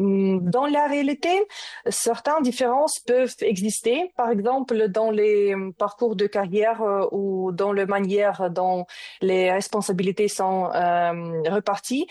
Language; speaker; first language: French; non-native, learner; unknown